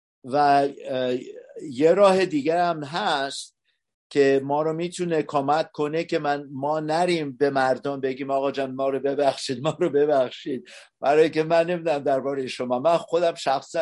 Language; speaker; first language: Persian; early bilingual, heritage; Persian